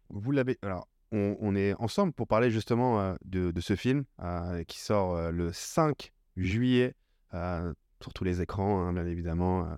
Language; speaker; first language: French; native; French